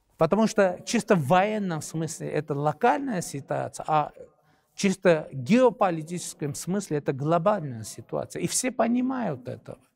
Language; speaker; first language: Russian; non-native, local second language; Armenian